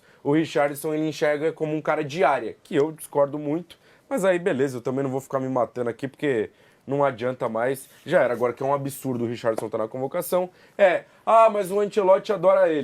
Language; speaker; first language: Portuguese; native; Portuguese